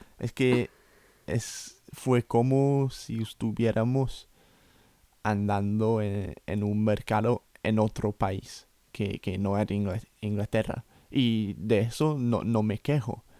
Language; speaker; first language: Spanish; non-native, fluent; English